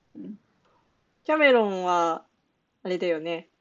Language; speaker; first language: Japanese; non-native, fluent; English